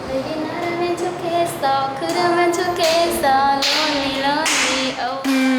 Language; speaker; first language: Korean; non-native, learner; Vietnamese